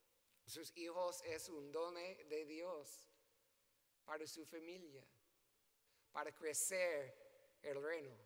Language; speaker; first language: Spanish; non-native, learner; English